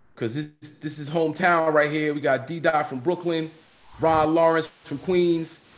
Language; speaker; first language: English; native; English